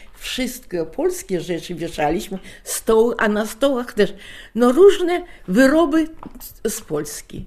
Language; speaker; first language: Polish; non-native, fluent; Russian